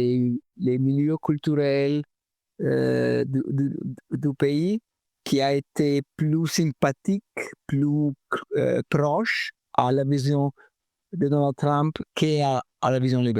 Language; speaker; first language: French; non-native, fluent; Italian